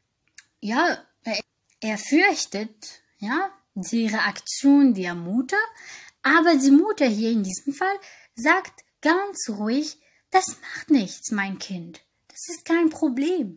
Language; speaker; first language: German; non-native, fluent; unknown